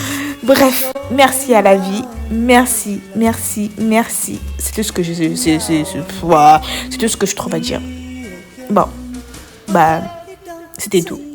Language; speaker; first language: French; native; French